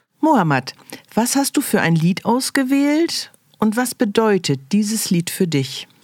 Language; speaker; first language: German; native; German